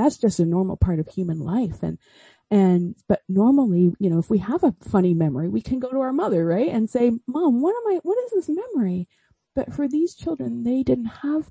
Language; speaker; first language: English; native; English